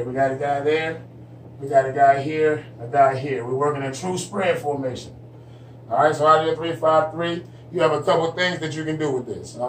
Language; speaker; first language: English; native; English